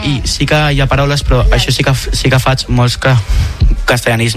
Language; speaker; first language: Catalan; non-native, local second language; Spanish